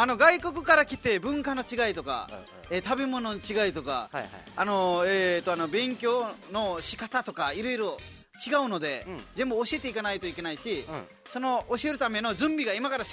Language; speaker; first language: Japanese; non-native, fluent; Nepali